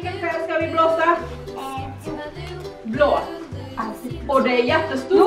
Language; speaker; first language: Swedish; non-native, learner; Indonesian